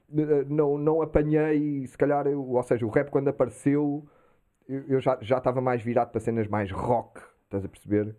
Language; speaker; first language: Portuguese; early bilingual, heritage; Portuguese